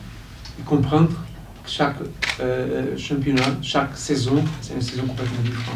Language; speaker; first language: French; non-native, fluent; Portuguese